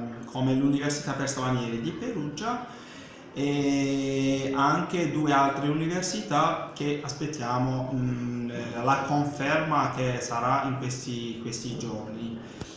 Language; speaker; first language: Italian; non-native, fluent; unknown